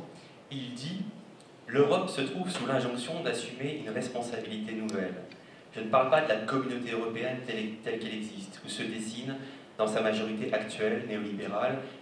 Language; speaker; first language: French; native; French